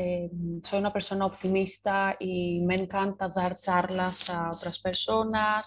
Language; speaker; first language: Spanish; non-native, fluent; Greek